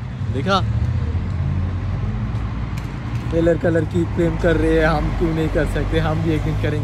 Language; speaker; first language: Hindi; non-native, learner; Bangla